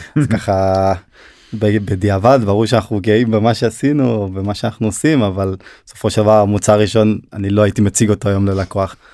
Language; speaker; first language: Hebrew; early bilingual, other home language; Turkish